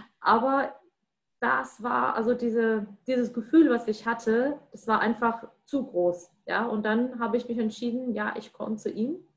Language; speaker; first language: German; non-native, fluent; Russian